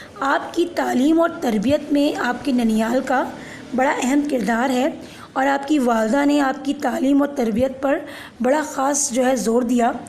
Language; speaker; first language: Urdu; native; Urdu